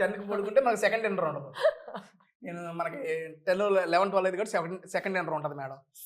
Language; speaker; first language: Telugu; native; Telugu